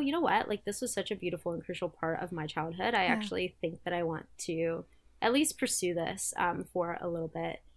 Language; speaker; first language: English; early bilingual, other home language; Spanish